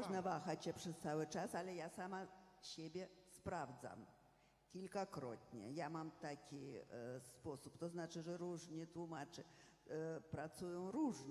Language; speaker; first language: Polish; non-native, fluent; Russian